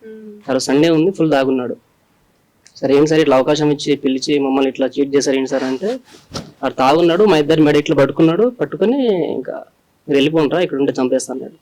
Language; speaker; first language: Telugu; native; Telugu